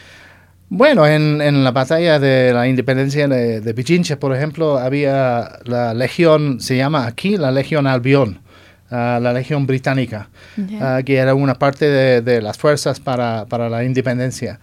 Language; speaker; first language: Spanish; non-native, fluent; English